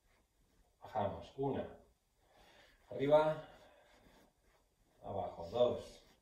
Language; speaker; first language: Spanish; native; Spanish